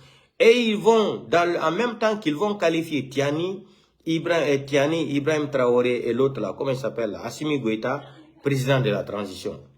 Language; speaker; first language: French; non-native, local second language; Fula